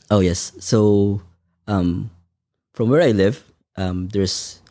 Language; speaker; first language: English; non-native, local second language; Filipino